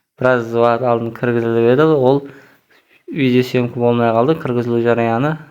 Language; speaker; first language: Uzbek; non-native, local second language; Kara-Kalpak